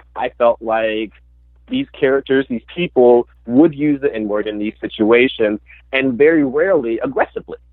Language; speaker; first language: English; native; English